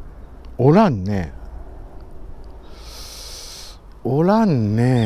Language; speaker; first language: Japanese; native; Japanese